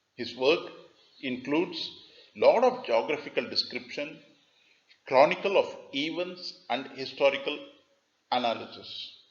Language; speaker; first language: English; non-native, local second language; Tamil